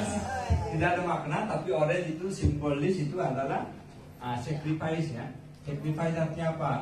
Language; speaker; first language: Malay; non-native, fluent; Bangla